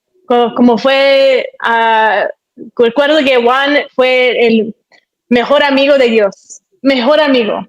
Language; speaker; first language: Spanish; early bilingual, heritage; Spanish